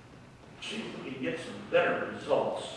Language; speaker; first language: English; native; English